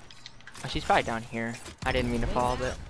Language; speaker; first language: English; native; English